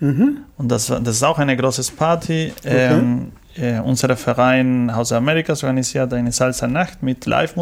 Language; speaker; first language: German; non-native, learner; Spanish